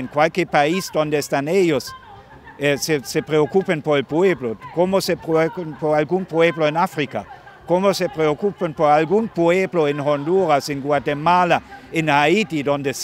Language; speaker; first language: Spanish; non-native, fluent; German